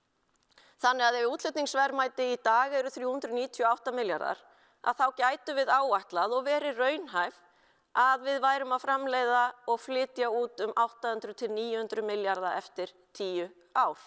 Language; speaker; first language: Icelandic; native; Icelandic